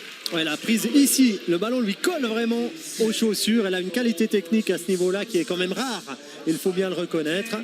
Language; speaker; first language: French; native; French